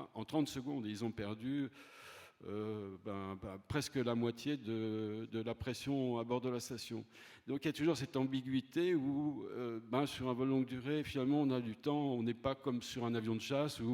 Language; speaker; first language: French; native; French